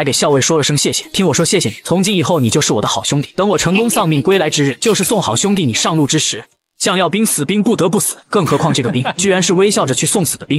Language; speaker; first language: Chinese; native; Chinese